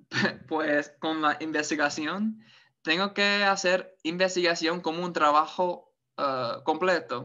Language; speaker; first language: Spanish; non-native, fluent; English